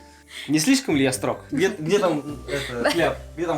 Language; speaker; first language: Russian; native; Russian